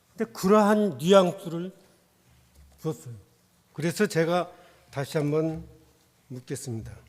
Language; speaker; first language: Korean; native; Korean